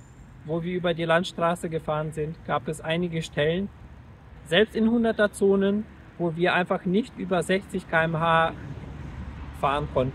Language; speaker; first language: German; native; German